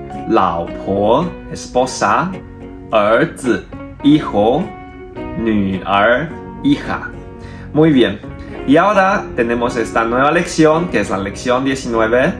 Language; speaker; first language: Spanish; non-native, fluent; Chinese